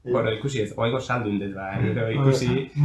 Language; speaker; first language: Basque; native; Basque